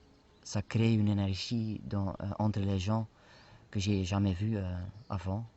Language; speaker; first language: French; non-native, fluent; Spanish